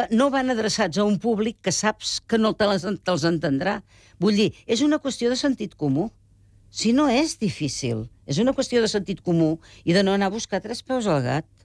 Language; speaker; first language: Catalan; native; Catalan